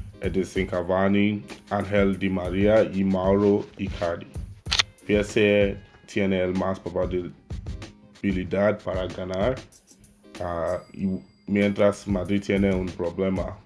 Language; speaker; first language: Spanish; non-native, learner; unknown